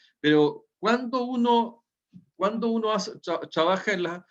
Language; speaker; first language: Spanish; native; Spanish